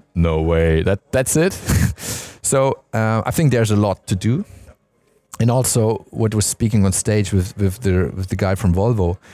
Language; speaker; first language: English; non-native, fluent; German